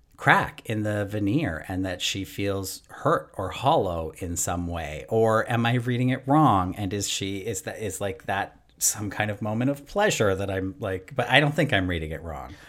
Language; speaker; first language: English; native; English